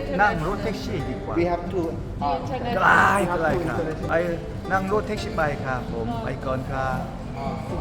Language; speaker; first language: Thai; non-native, learner; Korean